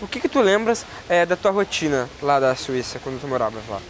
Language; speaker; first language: Portuguese; native; Portuguese